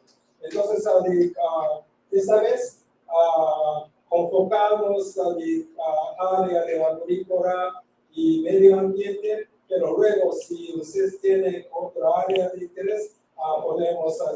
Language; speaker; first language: Spanish; non-native, learner; Japanese